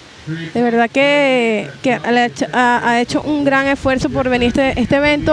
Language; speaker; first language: Spanish; native; Spanish